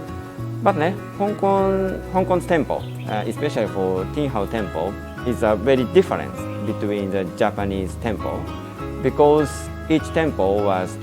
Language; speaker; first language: English; non-native, learner; Japanese